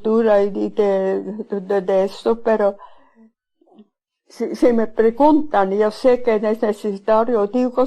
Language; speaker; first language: Spanish; non-native, fluent; Swiss German